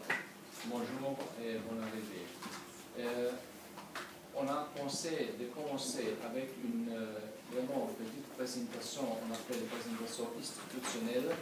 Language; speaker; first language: French; non-native, learner; Italian